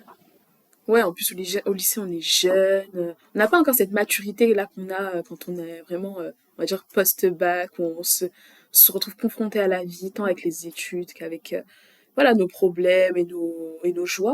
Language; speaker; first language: French; native; French